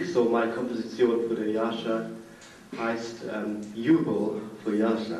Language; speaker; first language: German; non-native, fluent; English